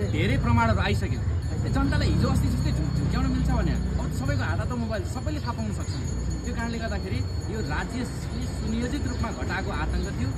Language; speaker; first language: Nepali; native; Nepali